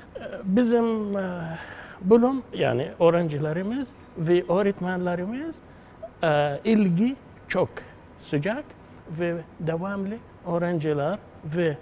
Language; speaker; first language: Turkish; non-native, learner; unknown